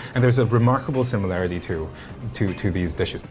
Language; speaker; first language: English; non-native, local second language; Cantonese